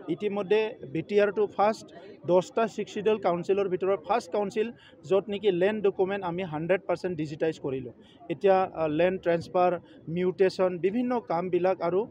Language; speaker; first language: Assamese; non-native, local second language; Bodo